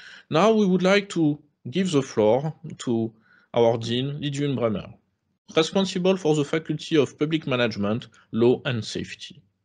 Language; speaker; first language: English; non-native, fluent; French